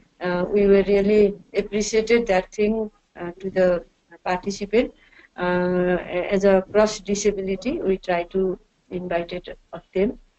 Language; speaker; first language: English; non-native, learner; Nepali